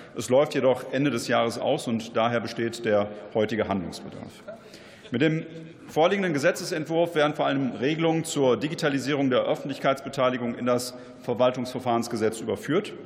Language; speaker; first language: German; native; German